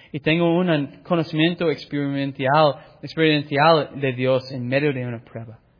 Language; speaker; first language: Spanish; non-native, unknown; English